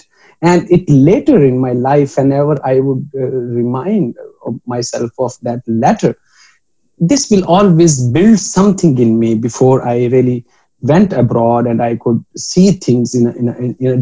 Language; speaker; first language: English; non-native, local second language; Urdu